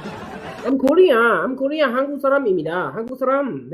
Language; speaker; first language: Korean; non-native, learner; Thai